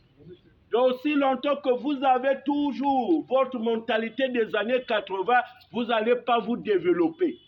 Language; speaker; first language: French; native; French